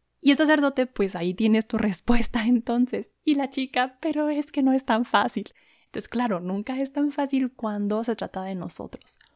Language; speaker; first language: Spanish; native; Spanish